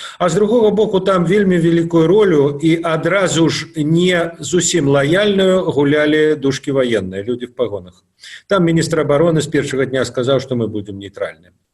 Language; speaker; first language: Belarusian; non-native, local second language; Russian